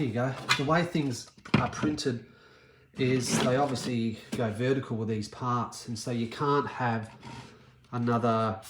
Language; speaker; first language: English; native; English